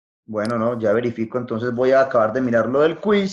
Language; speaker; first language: Spanish; native; Spanish